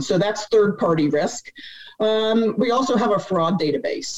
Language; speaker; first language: English; native; English